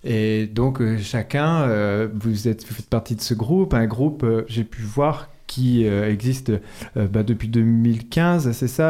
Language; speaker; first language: French; native; French